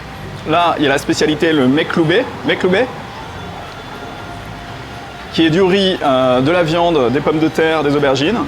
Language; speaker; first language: French; native; French